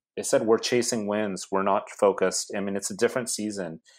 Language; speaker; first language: English; native; English